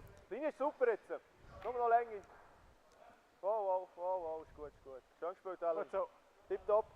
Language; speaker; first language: German; native; German